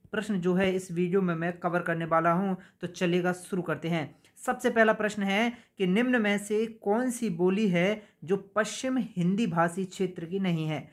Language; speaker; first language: Hindi; native; Hindi